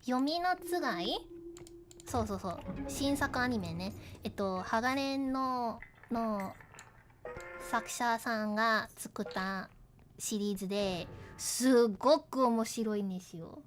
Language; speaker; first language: Japanese; non-native, learner; English